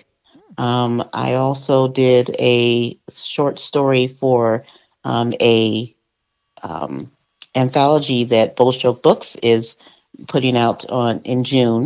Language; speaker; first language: English; native; English